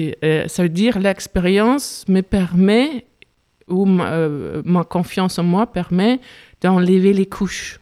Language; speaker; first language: French; non-native, fluent; German